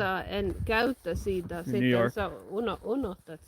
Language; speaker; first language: Finnish; non-native, learner; English